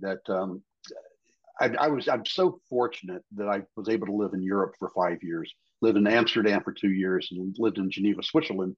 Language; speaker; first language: English; native; English